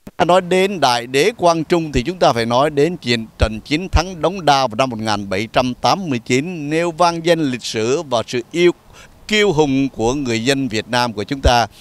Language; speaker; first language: Vietnamese; native; Vietnamese